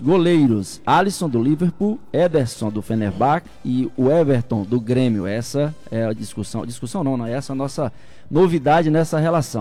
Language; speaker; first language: Portuguese; native; Portuguese